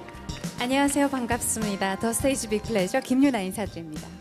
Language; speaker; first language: Korean; native; Korean